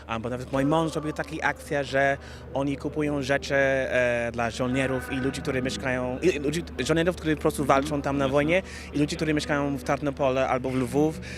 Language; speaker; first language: Polish; non-native, fluent; English